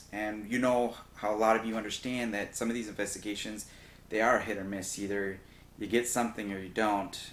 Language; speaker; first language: English; native; English